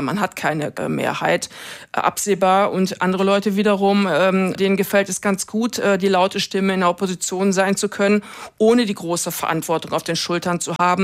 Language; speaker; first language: German; native; German